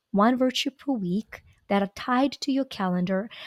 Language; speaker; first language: English; non-native, fluent; Ukrainian